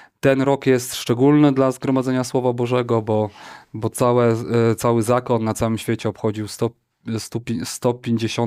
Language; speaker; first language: Polish; native; Polish